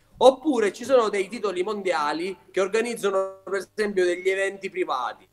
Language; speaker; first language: Italian; native; Italian